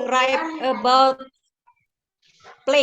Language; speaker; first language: English; non-native, learner; Indonesian